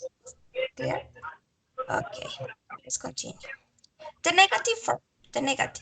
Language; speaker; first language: English; non-native, learner; Spanish